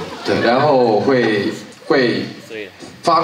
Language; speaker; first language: Chinese; native; Chinese